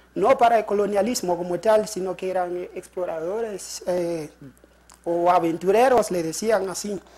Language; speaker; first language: Spanish; non-native, fluent; Shona